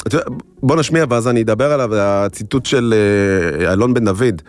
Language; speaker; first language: Hebrew; native; Hebrew